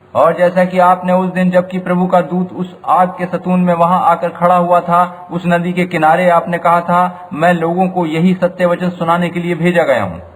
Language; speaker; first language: Hindi; native; Hindi